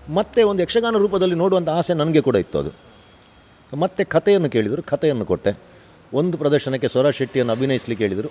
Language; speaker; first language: Kannada; non-native, local second language; Tulu